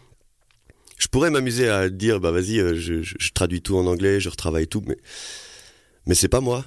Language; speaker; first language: French; native; French